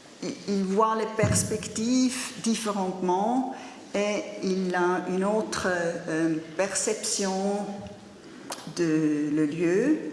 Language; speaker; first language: French; non-native, learner; German